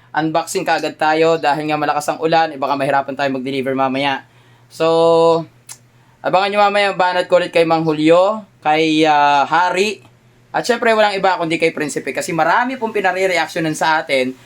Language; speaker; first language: Filipino; native; Filipino